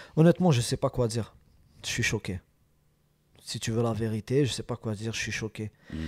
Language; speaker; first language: French; early bilingual, other home language; Arabic